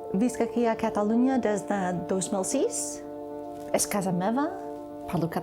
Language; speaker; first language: Catalan; non-native, fluent; English